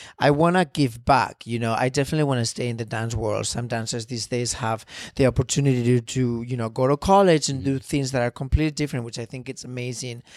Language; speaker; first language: English; non-native, fluent; Spanish